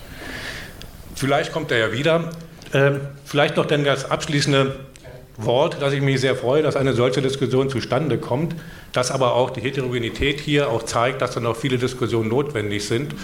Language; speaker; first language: German; native; German